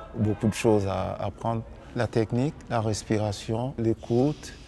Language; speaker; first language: French; non-native, local second language; Duala